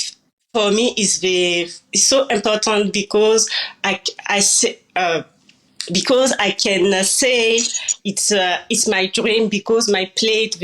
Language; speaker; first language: English; non-native, learner; French